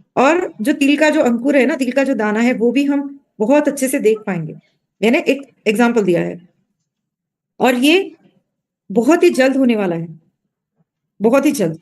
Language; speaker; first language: Hindi; non-native, local second language; Marathi